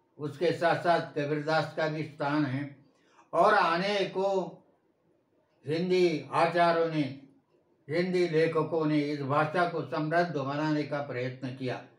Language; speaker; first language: Hindi; non-native, local second language; Marathi